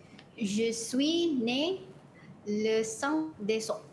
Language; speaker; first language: French; non-native, learner; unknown